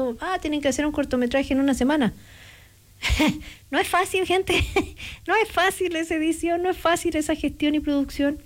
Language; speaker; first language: Spanish; native; Spanish